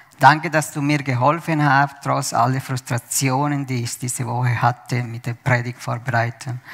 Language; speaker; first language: German; non-native, fluent; Spanish